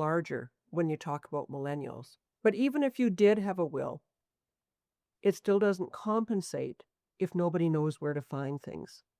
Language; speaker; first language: English; native; English